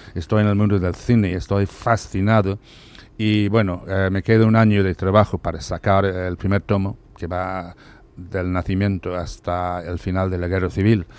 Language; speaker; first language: Spanish; non-native, fluent; English